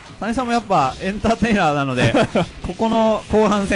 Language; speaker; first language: Japanese; native; Japanese